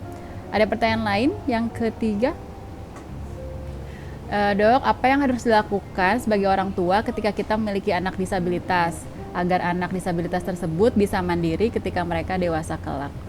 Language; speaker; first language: Indonesian; native; Indonesian